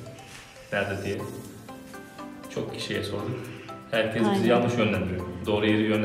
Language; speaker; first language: Turkish; native; Turkish